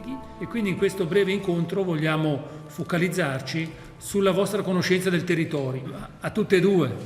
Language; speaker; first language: Italian; native; Italian